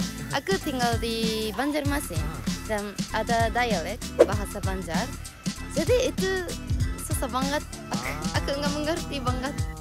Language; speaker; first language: Indonesian; non-native, learner; Japanese